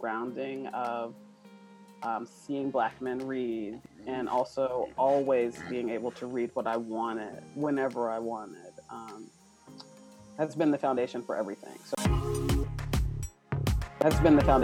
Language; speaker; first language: English; native; English